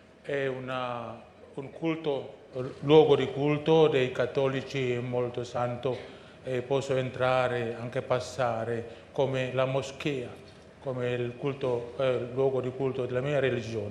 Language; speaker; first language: Italian; non-native, learner; Indonesian